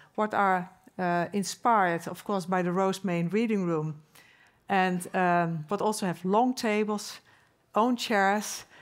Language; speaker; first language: English; non-native, fluent; Dutch